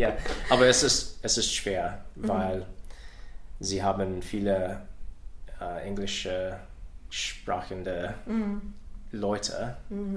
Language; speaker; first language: German; non-native, learner; English